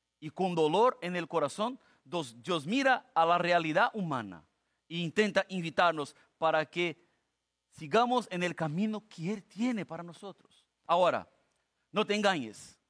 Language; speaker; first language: Spanish; non-native, fluent; Portuguese